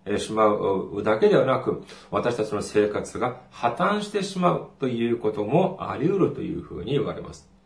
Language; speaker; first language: Japanese; non-native, fluent; Korean